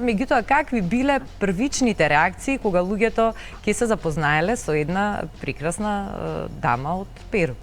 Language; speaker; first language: Macedonian; native; Macedonian